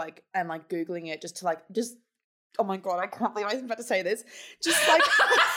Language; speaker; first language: English; native; English